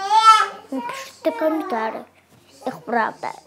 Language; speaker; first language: Russian; non-native, local second language; Kazakh